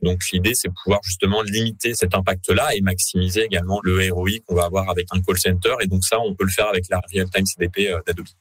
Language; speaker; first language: French; native; French